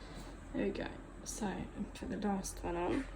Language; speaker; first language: English; native; English